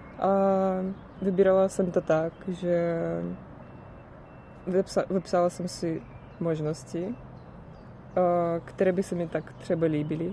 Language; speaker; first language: Czech; non-native, fluent; Russian